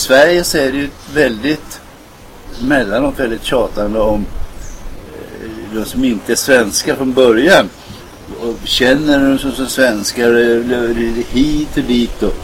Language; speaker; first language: Swedish; native; Swedish